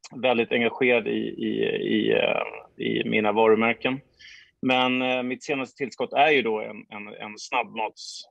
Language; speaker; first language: Swedish; native; Swedish